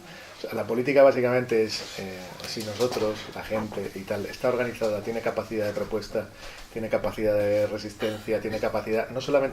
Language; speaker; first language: Spanish; native; Spanish